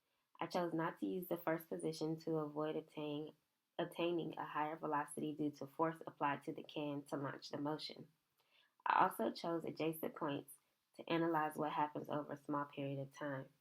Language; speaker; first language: English; native; English